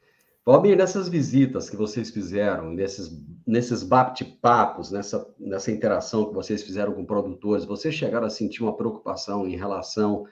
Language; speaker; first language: Portuguese; native; Portuguese